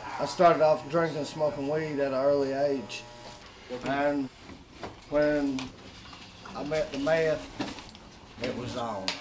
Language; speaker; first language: English; native; English